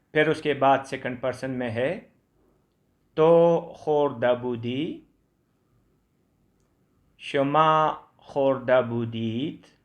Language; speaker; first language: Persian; non-native, fluent; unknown